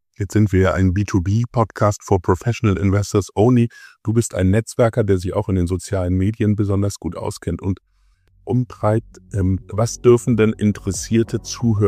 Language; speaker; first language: German; native; German